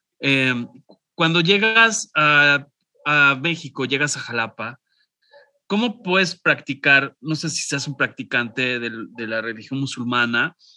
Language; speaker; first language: Spanish; native; Spanish